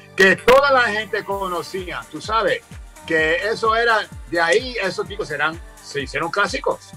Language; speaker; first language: Spanish; early bilingual, heritage; Spanish